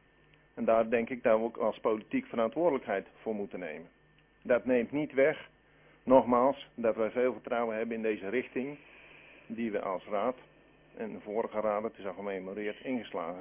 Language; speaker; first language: Dutch; native; Dutch